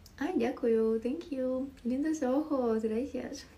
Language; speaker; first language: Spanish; non-native, learner; Russian